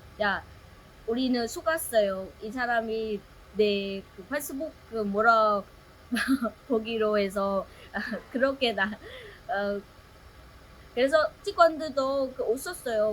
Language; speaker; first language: Korean; non-native, learner; Vietnamese